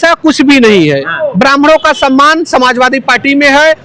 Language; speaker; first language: Hindi; native; Hindi